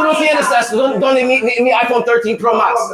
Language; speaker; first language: Spanish; non-native, learner; English